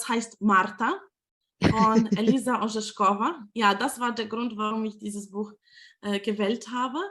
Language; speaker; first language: German; non-native, fluent; Ukrainian